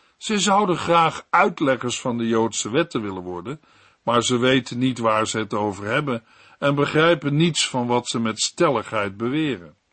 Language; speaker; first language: Dutch; native; Dutch